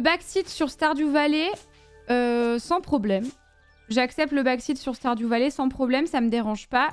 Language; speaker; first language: French; native; French